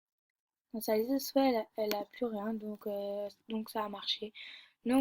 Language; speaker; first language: French; native; French